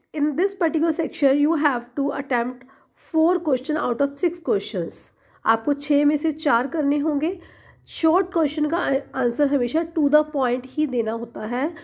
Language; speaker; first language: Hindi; non-native, local second language; Punjabi